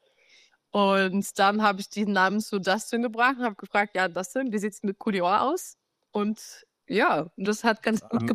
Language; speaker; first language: German; non-native, fluent; Portuguese